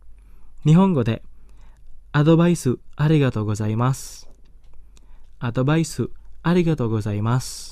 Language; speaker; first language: Japanese; non-native, fluent; Indonesian